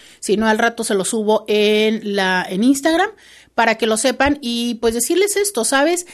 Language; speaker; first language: Spanish; native; Spanish